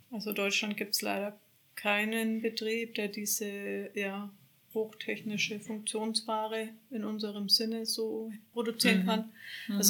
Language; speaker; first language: German; native; German